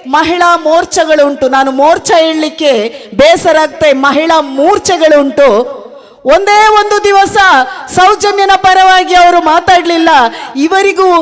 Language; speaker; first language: Kannada; native; Kannada